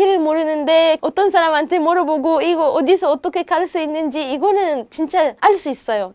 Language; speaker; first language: Korean; non-native, fluent; Arabic